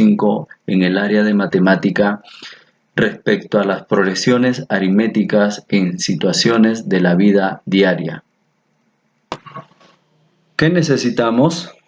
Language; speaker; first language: Spanish; native; Spanish